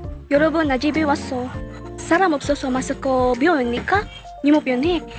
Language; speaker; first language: Korean; non-native, learner; Cebuano